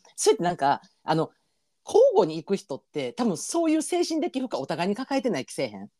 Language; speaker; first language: Japanese; native; Japanese